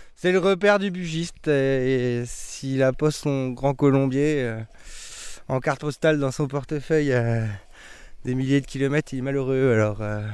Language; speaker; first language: French; native; French